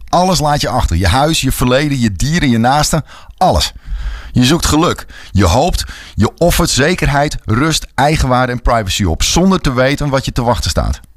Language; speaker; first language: Dutch; native; Dutch